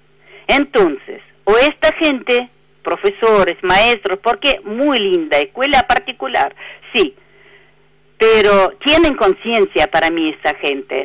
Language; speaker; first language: Spanish; non-native, fluent; Russian